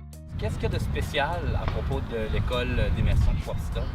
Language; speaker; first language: French; native; French